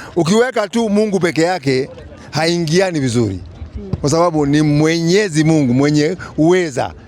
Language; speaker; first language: Swahili; non-native, local second language; Kikuyu